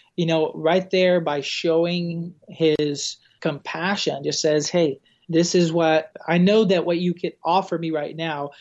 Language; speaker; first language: English; non-native, fluent; Portuguese